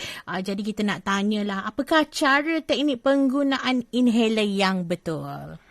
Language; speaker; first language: Malay; native; Malay